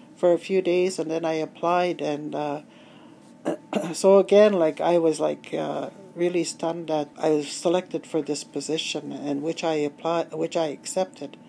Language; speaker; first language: English; native; English